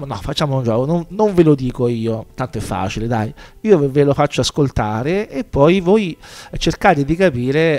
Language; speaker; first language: Italian; native; Italian